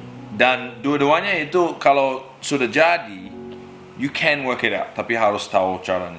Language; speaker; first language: Indonesian; non-native, learner; English